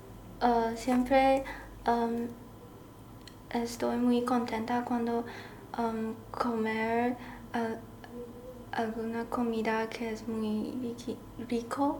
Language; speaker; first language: Spanish; non-native, learner; Chinese